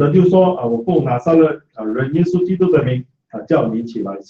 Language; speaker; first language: Chinese; native; Chinese